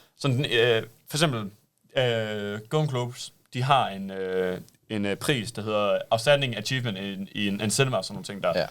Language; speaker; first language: Danish; native; Danish